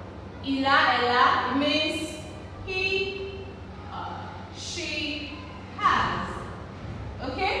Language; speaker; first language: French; non-native, learner; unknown